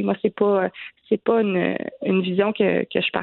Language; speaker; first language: French; native; French